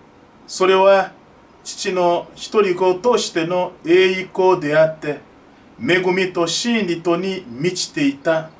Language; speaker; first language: Japanese; non-native, fluent; French